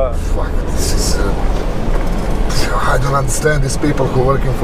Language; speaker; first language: English; non-native, learner; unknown